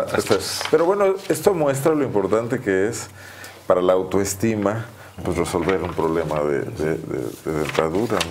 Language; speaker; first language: Spanish; native; Spanish